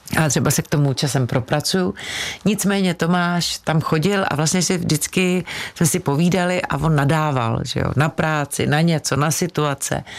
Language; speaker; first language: Czech; native; Czech